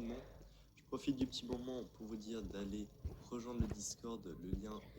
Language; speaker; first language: French; native; French